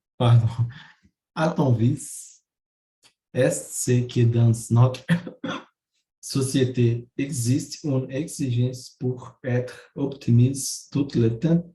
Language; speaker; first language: French; non-native, learner; Portuguese